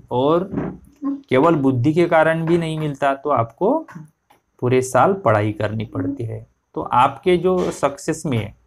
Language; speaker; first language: Hindi; non-native, local second language; Marathi